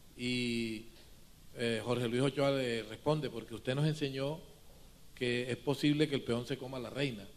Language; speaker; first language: Spanish; native; Spanish